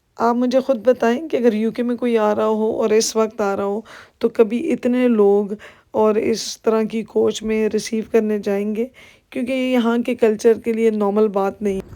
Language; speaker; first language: Urdu; native; Urdu